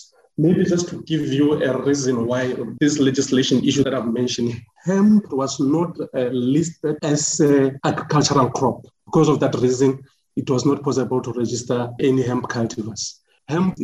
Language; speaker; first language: English; non-native, local second language; Northern Sotho